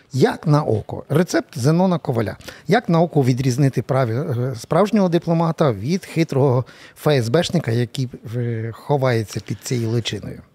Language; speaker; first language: Ukrainian; native; Ukrainian